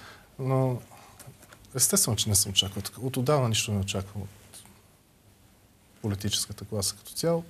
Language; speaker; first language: Bulgarian; native; Bulgarian